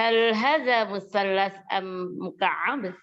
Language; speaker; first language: Arabic; non-native, learner; Indonesian